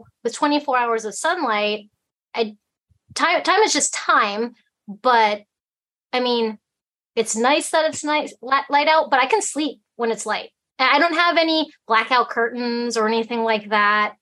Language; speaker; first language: English; early bilingual, other home language; Cantonese